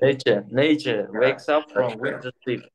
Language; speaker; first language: English; non-native, fluent; Kyrgyz